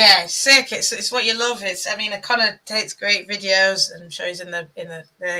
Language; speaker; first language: English; native; English